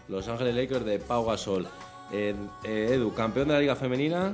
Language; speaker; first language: Spanish; native; Spanish